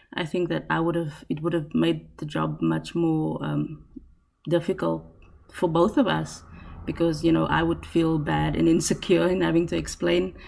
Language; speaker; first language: English; non-native, local second language; Afrikaans